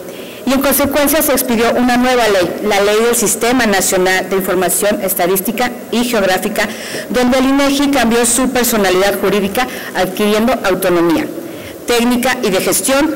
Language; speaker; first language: Spanish; native; Spanish